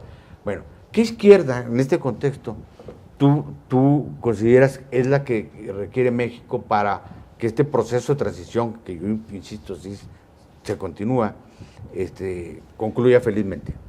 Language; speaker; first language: Spanish; native; Spanish